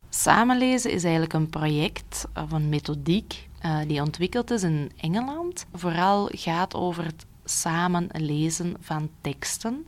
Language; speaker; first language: Dutch; native; Dutch